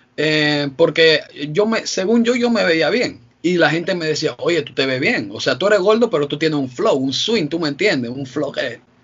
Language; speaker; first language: Spanish; native; Spanish